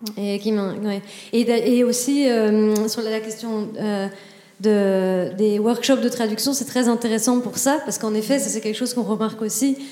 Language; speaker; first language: French; native; French